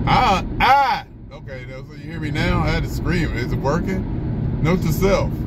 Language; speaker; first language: English; native; English